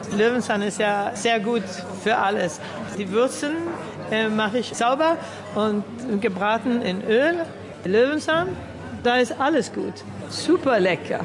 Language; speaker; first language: German; early bilingual, heritage; Swedish